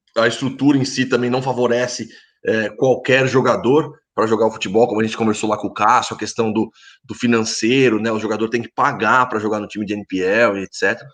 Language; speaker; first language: Portuguese; native; Portuguese